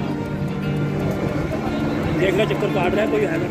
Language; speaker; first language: Hindi; native; Hindi